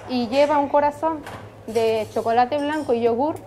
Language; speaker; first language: Spanish; native; Spanish